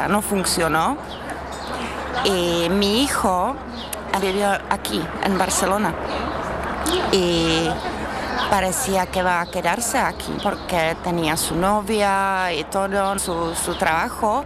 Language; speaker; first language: Spanish; non-native, fluent; Czech